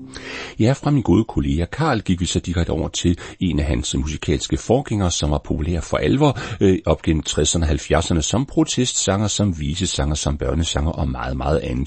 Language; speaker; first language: Danish; native; Danish